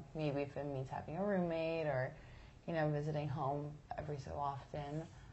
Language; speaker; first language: English; native; English